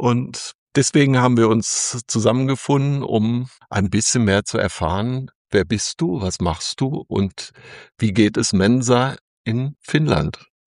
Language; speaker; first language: German; native; German